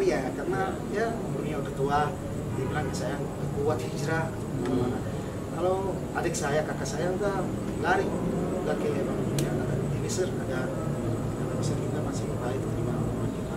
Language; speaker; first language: Indonesian; non-native, fluent; Arabic